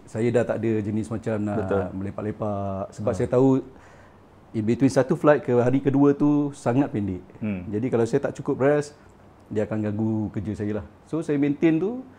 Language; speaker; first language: Malay; native; Malay